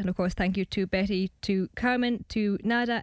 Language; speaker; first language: English; native; English